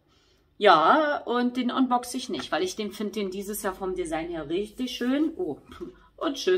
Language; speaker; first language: German; native; German